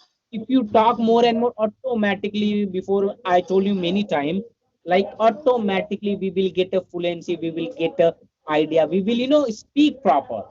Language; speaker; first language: English; non-native, learner; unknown